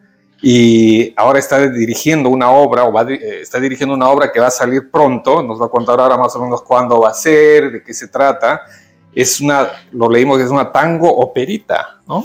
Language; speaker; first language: Spanish; native; Spanish